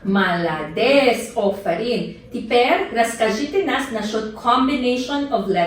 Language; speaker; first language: Russian; non-native, learner; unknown